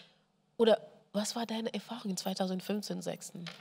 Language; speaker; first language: German; non-native, fluent; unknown